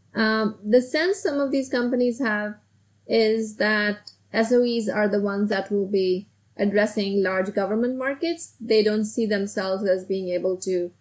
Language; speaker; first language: English; non-native, local second language; Hindi